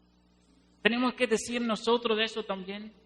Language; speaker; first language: Spanish; non-native, fluent; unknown